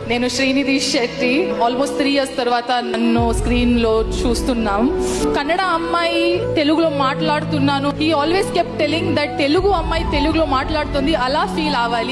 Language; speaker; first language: Telugu; non-native, learner; Kannada